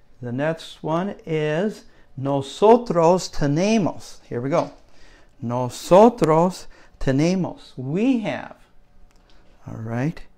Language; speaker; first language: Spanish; non-native, learner; English